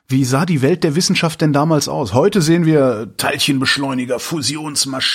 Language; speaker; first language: German; native; German